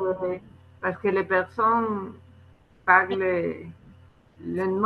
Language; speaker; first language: French; non-native, learner; Spanish